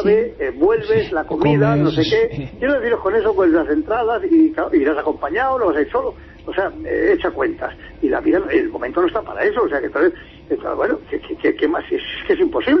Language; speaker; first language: Spanish; native; Spanish